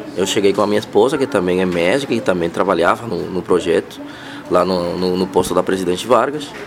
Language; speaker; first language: Portuguese; non-native, fluent; Spanish